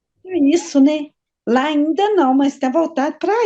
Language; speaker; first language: Portuguese; native; Portuguese